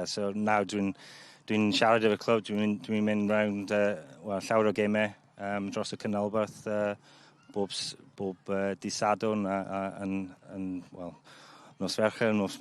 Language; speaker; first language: Welsh; non-native, local second language; English